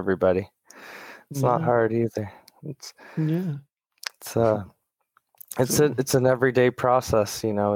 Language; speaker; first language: English; native; English